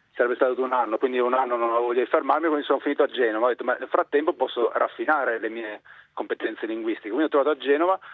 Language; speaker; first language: Italian; native; Italian